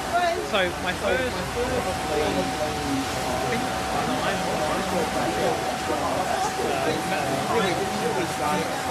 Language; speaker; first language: English; native; English